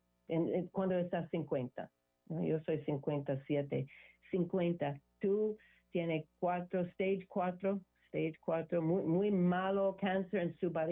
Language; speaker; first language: Spanish; non-native, learner; English